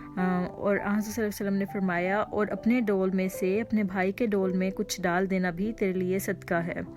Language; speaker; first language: Urdu; native; Urdu